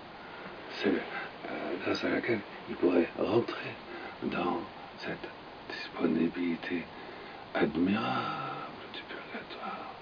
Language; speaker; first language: French; native; French